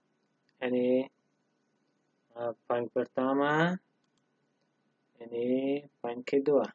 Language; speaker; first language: Indonesian; non-native, learner; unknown